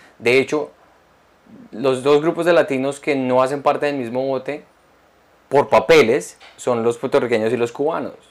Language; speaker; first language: Spanish; early bilingual, heritage; Spanish